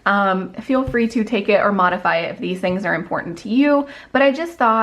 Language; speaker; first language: English; native; English